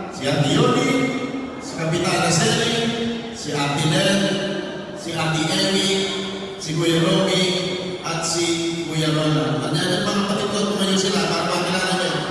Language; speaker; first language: Filipino; non-native, local second language; Pampanga